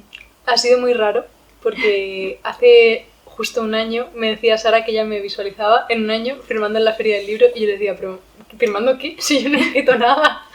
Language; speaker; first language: Spanish; native; Spanish